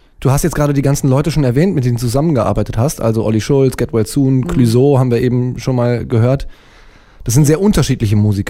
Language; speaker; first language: German; native; German